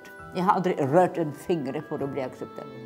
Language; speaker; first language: Norwegian; non-native, fluent; Czech